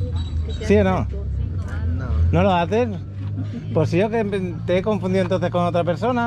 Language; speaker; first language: Spanish; native; Spanish